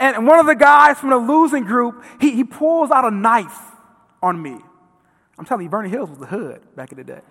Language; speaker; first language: English; native; English